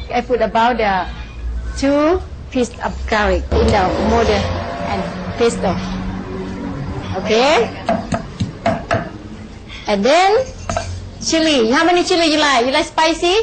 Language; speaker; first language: English; non-native, learner; Thai